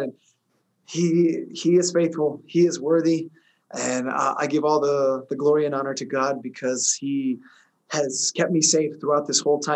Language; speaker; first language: English; early bilingual, other home language; Spanish